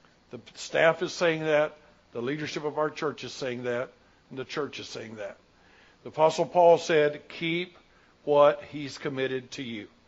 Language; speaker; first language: English; native; English